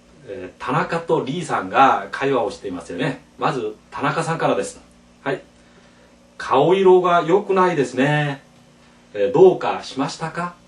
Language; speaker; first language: Japanese; non-native, fluent; Korean